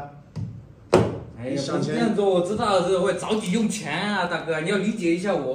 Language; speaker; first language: Chinese; native; Chinese